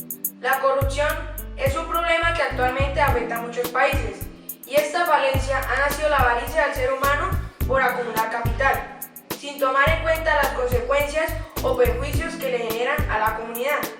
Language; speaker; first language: Spanish; native; Spanish